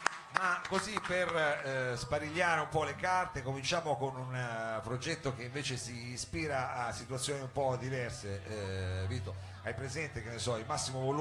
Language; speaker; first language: Italian; native; Italian